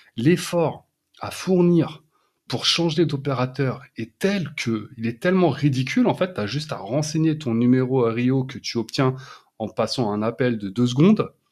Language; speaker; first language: French; native; French